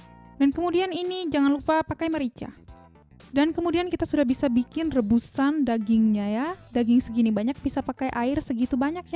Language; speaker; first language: Indonesian; native; Indonesian